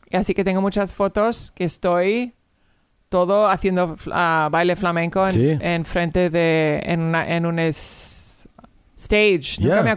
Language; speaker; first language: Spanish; early bilingual, heritage; English